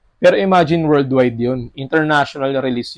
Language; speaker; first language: Filipino; native; Filipino